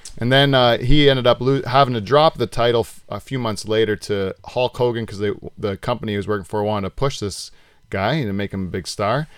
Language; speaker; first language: English; native; English